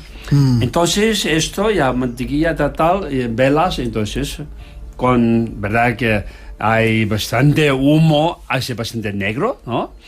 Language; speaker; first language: Spanish; non-native, learner; Tibetan